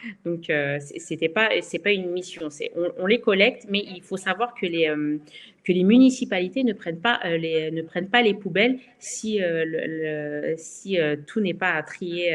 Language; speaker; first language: French; native; French